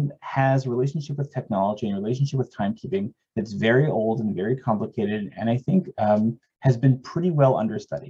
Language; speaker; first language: English; native; English